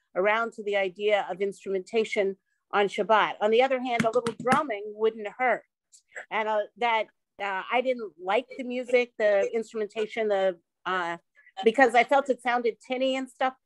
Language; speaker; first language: English; native; English